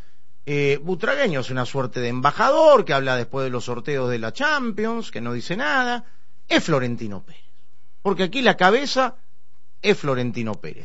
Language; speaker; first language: Spanish; native; Spanish